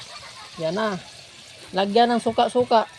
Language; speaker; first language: Filipino; non-native, local second language; Cebuano